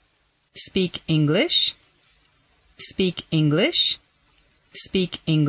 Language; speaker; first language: English; non-native, fluent; Mon